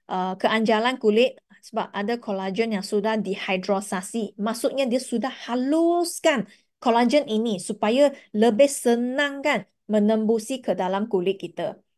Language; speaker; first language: Malay; non-native, local second language; Chinese